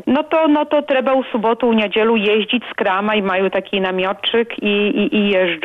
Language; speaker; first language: Polish; non-native, local second language; Belarusian